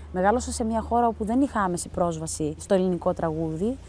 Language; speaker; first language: Greek; early bilingual, heritage; Greek